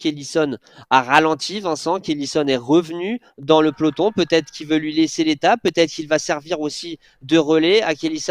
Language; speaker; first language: French; native; French